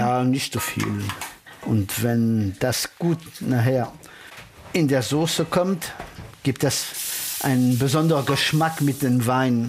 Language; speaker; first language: German; early bilingual, heritage; French